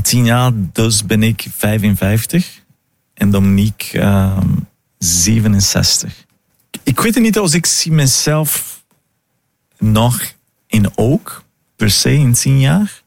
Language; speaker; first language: Dutch; non-native, fluent; Portuguese